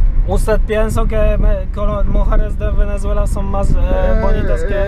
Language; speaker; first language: Spanish; non-native, learner; Polish